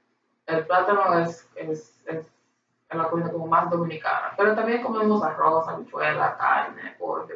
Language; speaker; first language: Spanish; early bilingual, heritage; Spanish